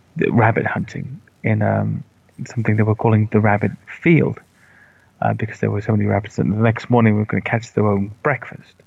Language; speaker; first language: English; native; English